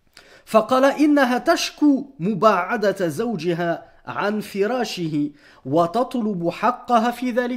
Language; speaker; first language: Arabic; non-native, fluent; French